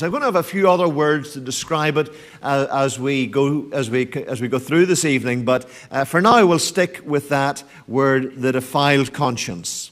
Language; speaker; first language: English; native; English